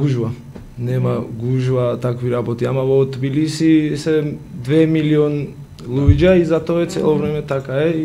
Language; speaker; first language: Macedonian; non-native, learner; Georgian